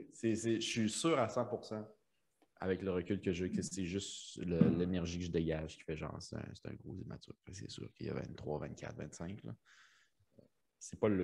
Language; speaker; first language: French; early bilingual, other home language; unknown